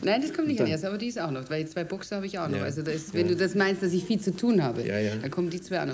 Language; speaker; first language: German; native; German